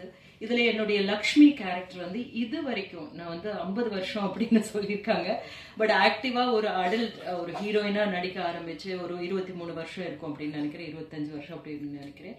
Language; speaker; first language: Tamil; native; Tamil